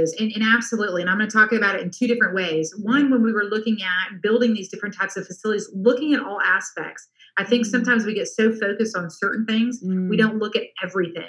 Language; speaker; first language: English; native; English